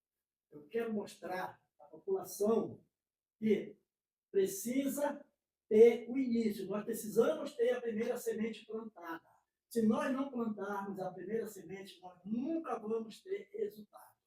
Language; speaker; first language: Portuguese; native; Portuguese